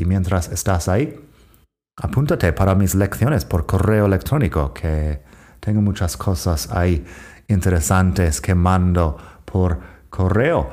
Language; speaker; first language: Spanish; non-native, fluent; English